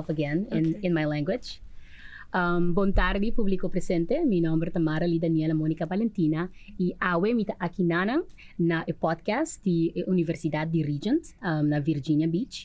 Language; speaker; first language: English; non-native, fluent; Papiamento